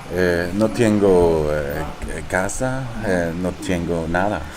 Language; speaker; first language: Spanish; non-native, learner; Danish